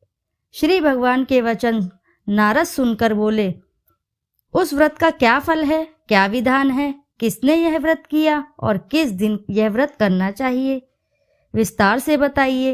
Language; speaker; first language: Hindi; native; Hindi